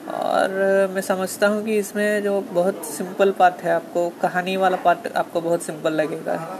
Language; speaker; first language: Hindi; non-native, local second language; Telugu